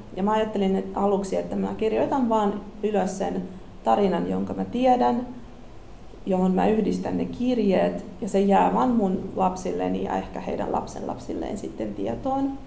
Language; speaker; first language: Finnish; early bilingual, other home language; Russian